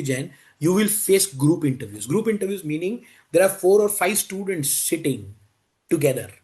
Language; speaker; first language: English; non-native, local second language; Hindi